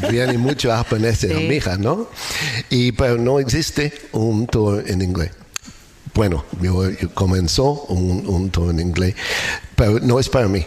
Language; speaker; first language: Spanish; non-native, learner; English